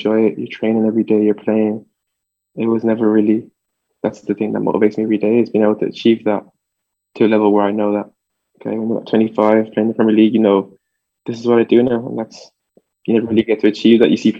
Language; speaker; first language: English; early bilingual, other home language; French